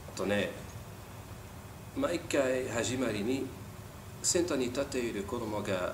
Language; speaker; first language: Japanese; non-native, learner; Dutch